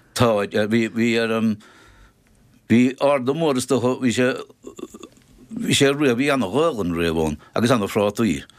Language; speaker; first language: Irish; native; Irish